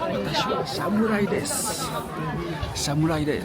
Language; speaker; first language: Japanese; non-native, learner; French